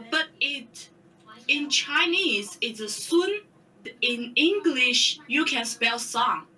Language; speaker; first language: English; non-native, learner; Chinese